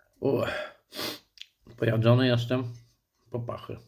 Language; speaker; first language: Polish; native; Polish